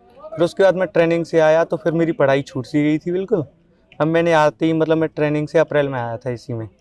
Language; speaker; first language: Hindi; native; Hindi